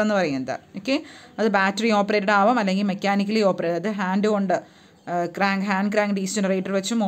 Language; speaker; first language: English; non-native, local second language; Malayalam